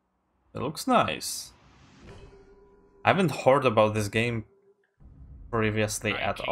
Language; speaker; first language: English; non-native, fluent; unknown